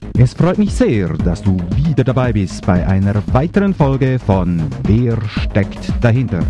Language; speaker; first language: German; native; German